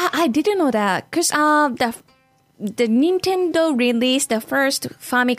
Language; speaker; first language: English; non-native, fluent; Japanese